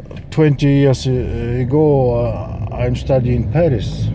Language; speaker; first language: English; non-native, learner; Kazakh